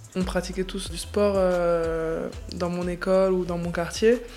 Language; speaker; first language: French; native; French